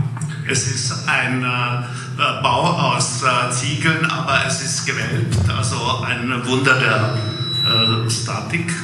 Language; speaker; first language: German; non-native, fluent; Czech